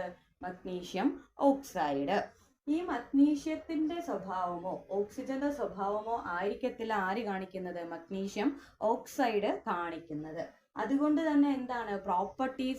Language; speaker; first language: Malayalam; native; Malayalam